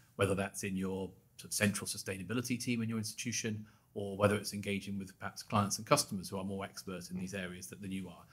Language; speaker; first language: English; native; English